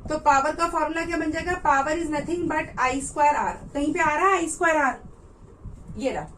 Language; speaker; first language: Hindi; native; Hindi